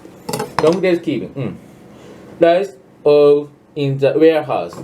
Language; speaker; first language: English; non-native, learner; Japanese